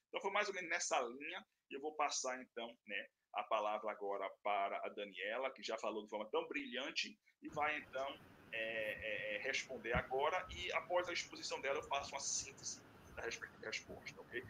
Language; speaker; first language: Portuguese; native; Portuguese